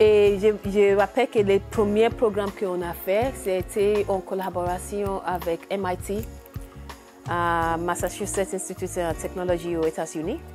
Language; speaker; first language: French; non-native, learner; English